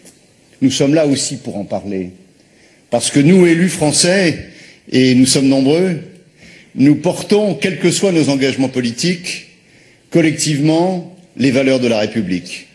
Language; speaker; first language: French; native; French